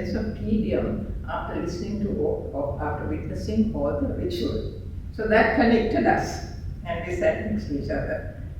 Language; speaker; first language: English; non-native, local second language; Sinhala